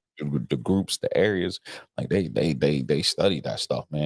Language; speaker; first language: English; native; English